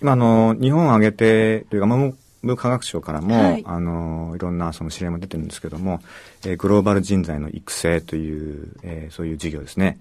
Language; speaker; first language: Japanese; native; Japanese